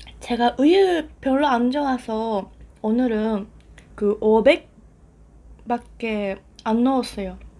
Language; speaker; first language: Korean; non-native, fluent; Japanese